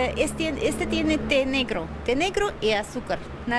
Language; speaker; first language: Spanish; non-native, learner; Russian